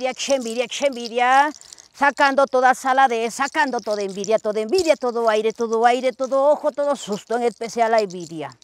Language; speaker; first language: Spanish; native; Spanish